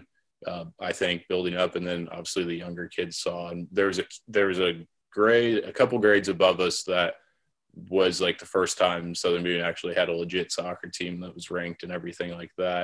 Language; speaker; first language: English; native; English